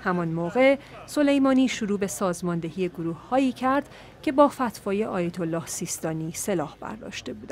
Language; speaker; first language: Persian; native; Persian